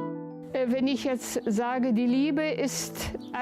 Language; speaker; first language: German; non-native, fluent; Lithuanian